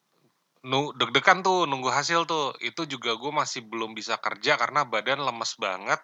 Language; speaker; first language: Indonesian; native; Indonesian